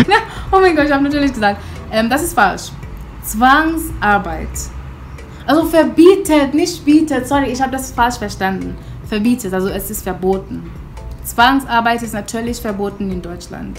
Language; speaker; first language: German; non-native, fluent; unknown